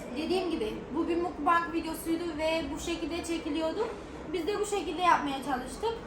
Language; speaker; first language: Turkish; native; Turkish